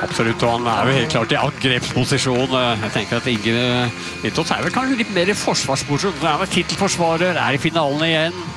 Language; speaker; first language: Norwegian; native; Norwegian